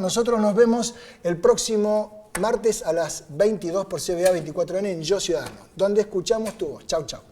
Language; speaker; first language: Spanish; native; Spanish